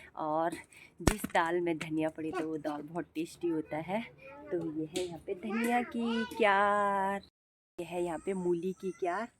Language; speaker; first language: Hindi; non-native, local second language; Garhwali